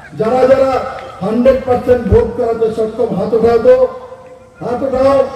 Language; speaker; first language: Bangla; native; Bangla